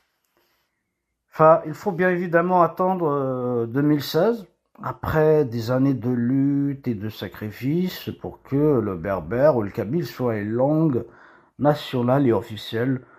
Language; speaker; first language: French; non-native, local second language; Kabyle